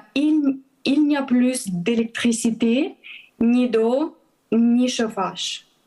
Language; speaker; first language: French; non-native, learner; Ukrainian